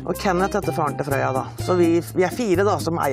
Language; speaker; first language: Norwegian; native; Norwegian